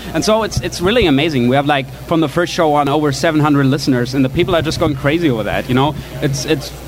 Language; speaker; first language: English; non-native, fluent; German